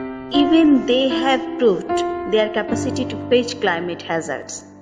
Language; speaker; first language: English; non-native, local second language; Bangla